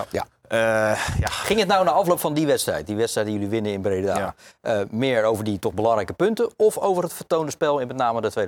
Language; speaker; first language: Dutch; native; Dutch